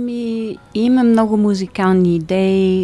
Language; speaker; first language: Bulgarian; early bilingual, heritage; Bulgarian